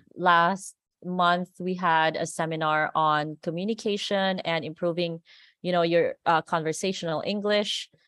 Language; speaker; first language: English; non-native, local second language; Filipino